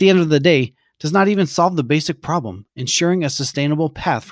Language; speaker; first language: English; native; English